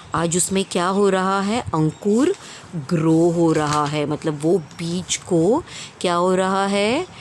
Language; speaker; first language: Hindi; non-native, local second language; Marathi